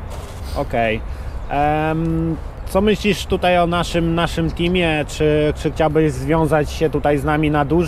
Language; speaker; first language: Polish; native; Polish